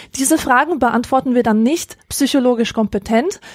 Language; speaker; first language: German; native; German